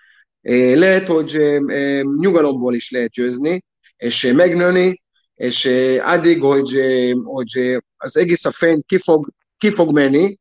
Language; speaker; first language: Hungarian; non-native, learner; Hebrew